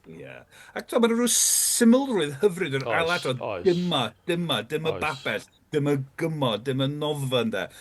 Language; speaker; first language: Welsh; non-native, fluent; English